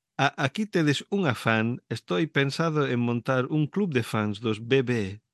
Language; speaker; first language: Galician; early bilingual, heritage; Galician